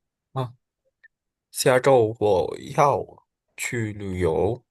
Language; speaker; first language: Chinese; non-native, learner; Indonesian